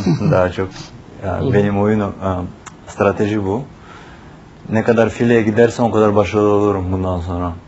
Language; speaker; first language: Turkish; non-native, fluent; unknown